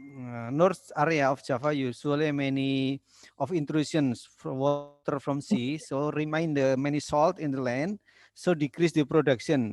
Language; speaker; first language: English; non-native, learner; Indonesian